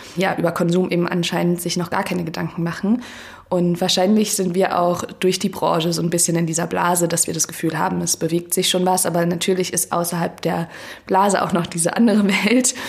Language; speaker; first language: German; native; German